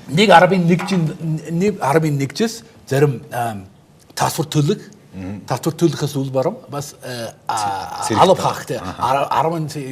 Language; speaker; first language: Mongolian; non-native, fluent; English